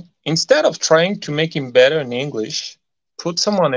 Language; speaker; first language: English; non-native, fluent; French